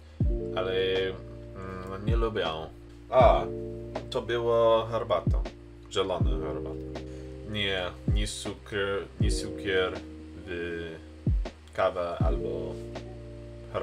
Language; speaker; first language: Polish; non-native, learner; English